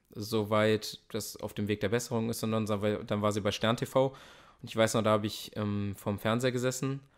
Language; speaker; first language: German; native; German